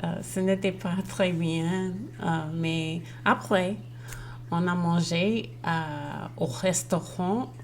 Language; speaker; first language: French; non-native, learner; English